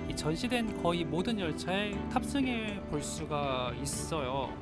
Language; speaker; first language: Korean; native; Korean